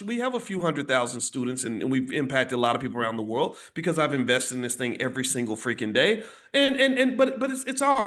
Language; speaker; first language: English; native; English